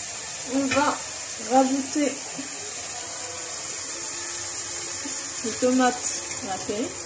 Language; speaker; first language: French; non-native, local second language; Arabic